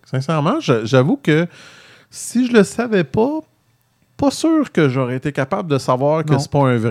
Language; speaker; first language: French; native; French